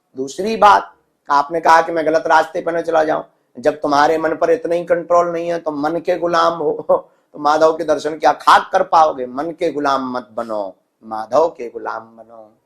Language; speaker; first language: Hindi; native; Hindi